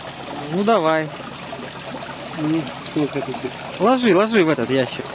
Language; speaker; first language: Russian; native; Russian